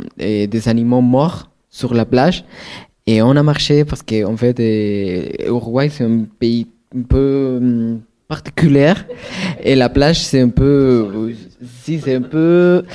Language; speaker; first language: French; non-native, fluent; Spanish